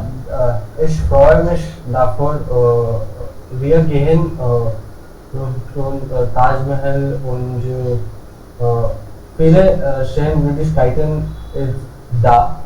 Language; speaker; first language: German; non-native, learner; Hindi